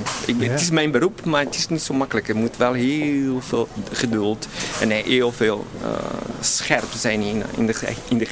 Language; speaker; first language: Dutch; non-native, fluent; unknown